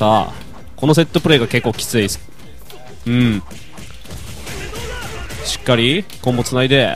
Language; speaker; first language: Japanese; native; Japanese